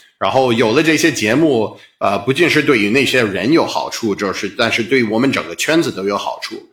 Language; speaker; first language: Chinese; non-native, fluent; English